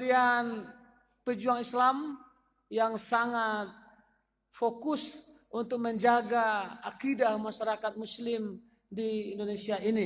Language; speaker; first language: Indonesian; non-native, local second language; Minangkabau